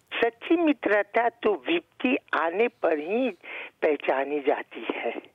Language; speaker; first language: Hindi; non-native, local second language; Morisyen